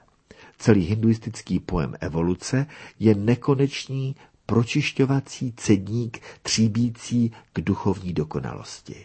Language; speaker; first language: Czech; native; Czech